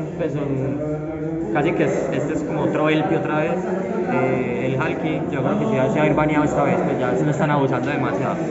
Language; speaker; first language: Spanish; native; Spanish